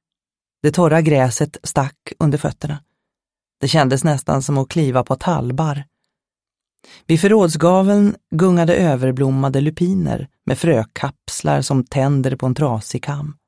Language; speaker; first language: Swedish; native; Swedish